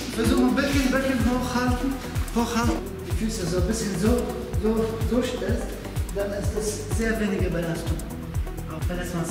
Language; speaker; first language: German; non-native, learner; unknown